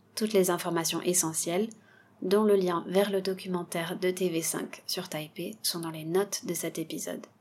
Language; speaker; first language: French; native; French